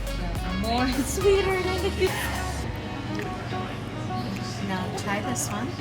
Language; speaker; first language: English; native; English